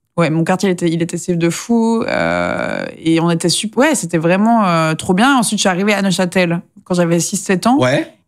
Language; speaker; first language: French; native; French